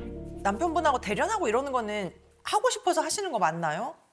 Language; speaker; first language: Korean; native; Korean